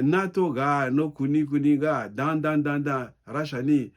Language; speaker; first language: Japanese; non-native, learner; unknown